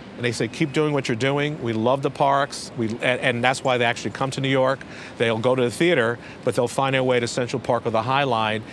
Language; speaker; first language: English; native; English